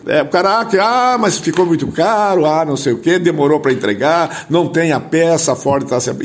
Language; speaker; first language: Portuguese; non-native, local second language; German